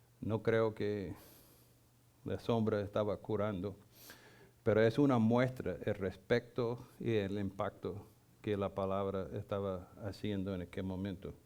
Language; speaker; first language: Spanish; non-native, fluent; English